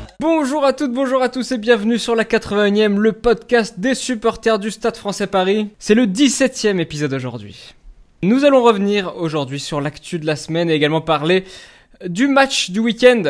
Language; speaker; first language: French; native; French